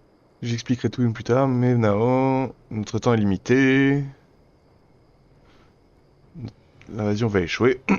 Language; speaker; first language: French; native; French